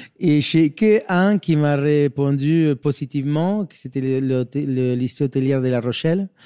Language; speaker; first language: French; non-native, fluent; Spanish